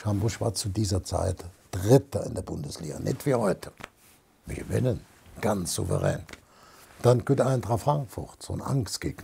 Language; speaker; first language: German; native; German